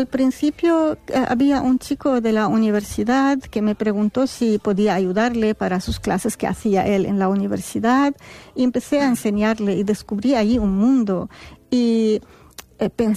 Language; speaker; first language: Spanish; non-native, fluent; Arabic